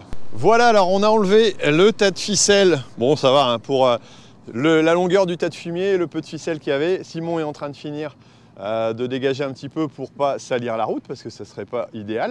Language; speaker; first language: French; native; French